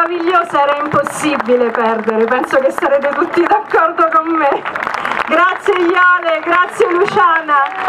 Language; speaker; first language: Italian; native; Italian